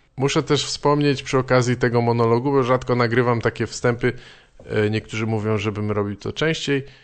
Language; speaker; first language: Polish; native; Polish